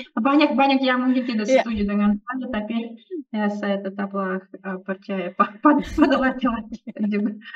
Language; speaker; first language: Indonesian; non-native, fluent; Russian